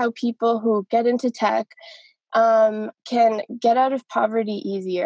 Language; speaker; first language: English; native; English